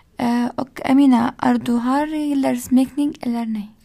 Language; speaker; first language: Swedish; non-native, learner; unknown